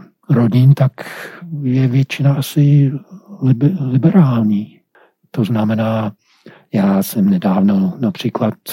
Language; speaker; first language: Czech; non-native, fluent; English